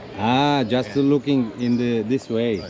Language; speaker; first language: English; non-native, learner; Turkish